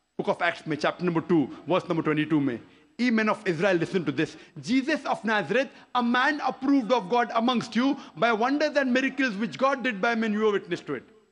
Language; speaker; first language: Hindi; non-native, local second language; Konkani